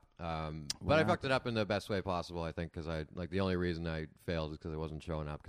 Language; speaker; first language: English; native; English